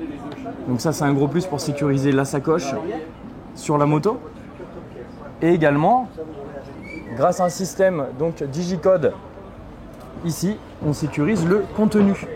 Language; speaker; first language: French; native; French